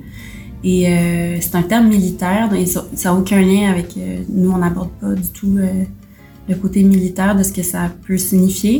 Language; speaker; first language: French; native; French